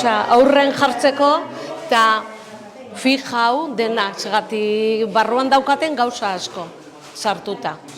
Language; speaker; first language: Basque; non-native, local second language; Spanish